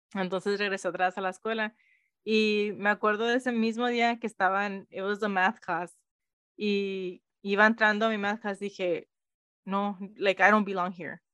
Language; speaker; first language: Spanish; early bilingual, heritage; Spanish